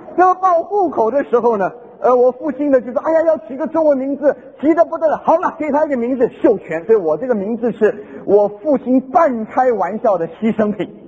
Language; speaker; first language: Chinese; non-native, local second language; Hakka Chinese